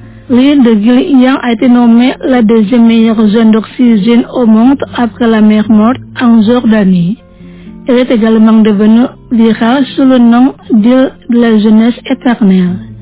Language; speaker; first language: French; non-native, fluent; Indonesian